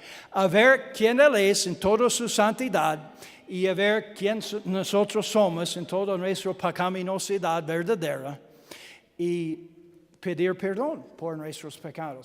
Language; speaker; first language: Spanish; non-native, learner; English